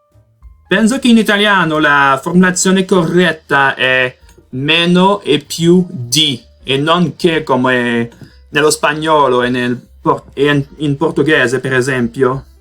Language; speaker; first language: Italian; non-native, learner; Portuguese